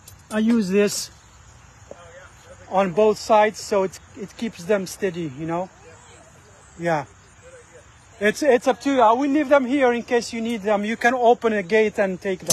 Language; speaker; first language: English; non-native, fluent; Arabic